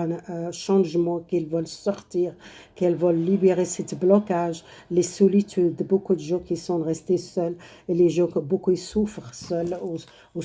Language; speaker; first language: French; non-native, learner; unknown